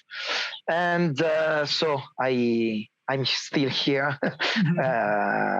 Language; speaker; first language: English; non-native, learner; Italian